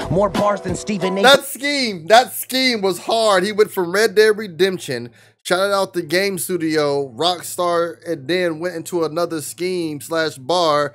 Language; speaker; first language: English; native; English